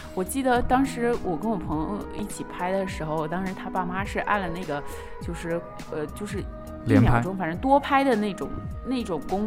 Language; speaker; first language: Chinese; native; Chinese